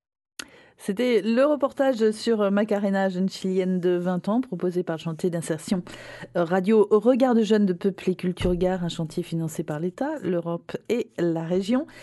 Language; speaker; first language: French; native; French